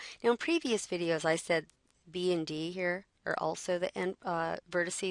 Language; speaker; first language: English; native; English